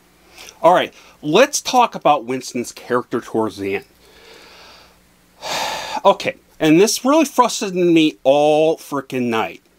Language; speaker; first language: English; native; English